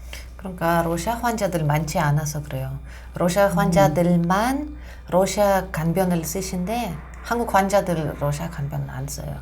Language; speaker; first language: Korean; non-native, fluent; Russian